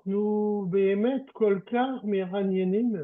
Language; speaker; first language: Hebrew; non-native, learner; French